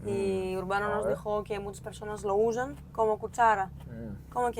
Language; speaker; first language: Spanish; non-native, learner; Greek